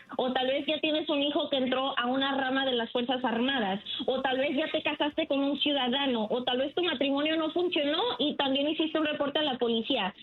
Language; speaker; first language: Spanish; early bilingual, heritage; Spanish